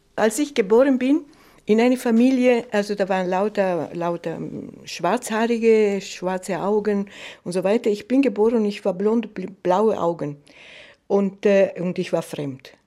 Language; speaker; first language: German; non-native, fluent; Italian